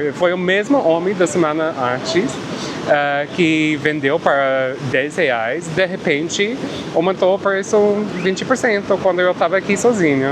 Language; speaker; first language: Portuguese; non-native, fluent; English